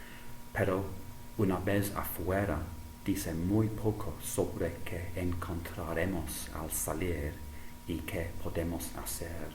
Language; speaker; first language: Spanish; non-native, fluent; English